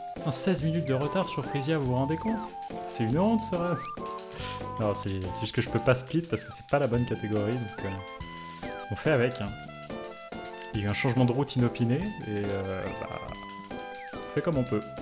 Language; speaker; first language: French; native; French